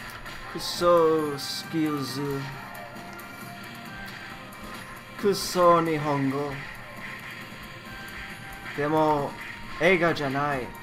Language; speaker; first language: Japanese; non-native, learner; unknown